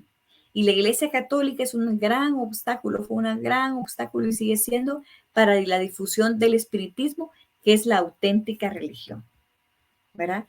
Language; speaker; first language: Spanish; native; Spanish